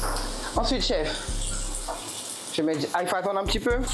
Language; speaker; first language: French; native; French